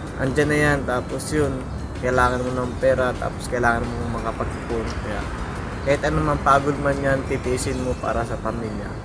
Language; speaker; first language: Filipino; native; Filipino